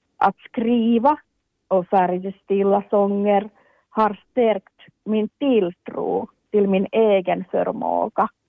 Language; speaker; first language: Swedish; non-native, local second language; Finnish